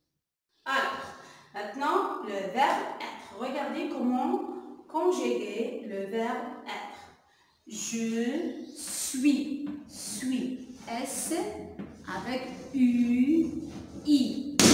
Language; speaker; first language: French; non-native, local second language; Arabic